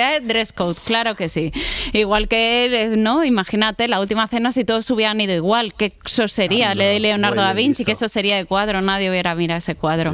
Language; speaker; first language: Spanish; native; Spanish